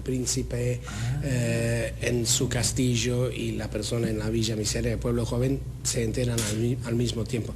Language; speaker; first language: Spanish; non-native, fluent; English